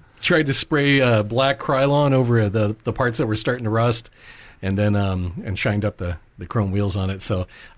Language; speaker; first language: English; native; English